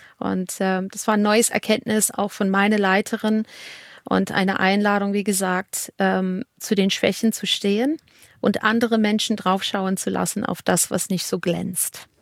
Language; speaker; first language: German; non-native, fluent; English